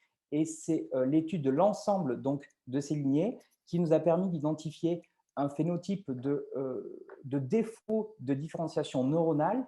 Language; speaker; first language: French; native; French